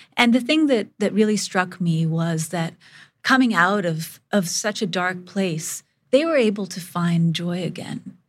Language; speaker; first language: English; early bilingual, other home language; Bangla